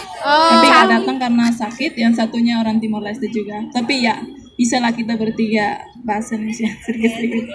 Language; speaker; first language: Indonesian; non-native, learner; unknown